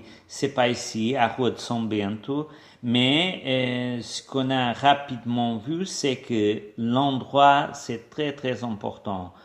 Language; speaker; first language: French; non-native, fluent; Portuguese